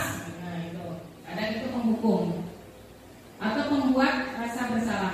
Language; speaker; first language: Indonesian; native; Indonesian